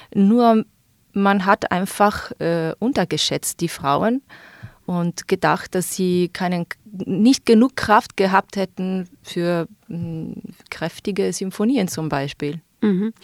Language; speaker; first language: German; non-native, fluent; Italian